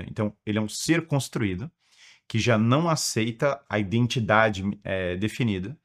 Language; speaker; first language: Portuguese; native; Portuguese